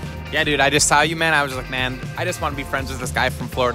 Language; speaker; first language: English; native; English